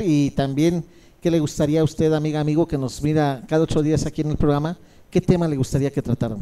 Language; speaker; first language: Spanish; native; Spanish